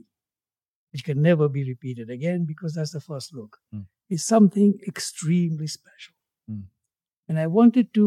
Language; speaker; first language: English; non-native, local second language; Gujarati